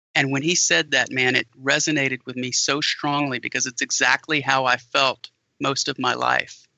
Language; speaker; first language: English; native; English